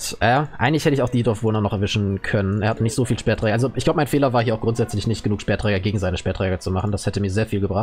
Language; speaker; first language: German; native; German